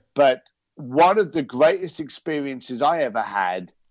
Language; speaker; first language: English; native; English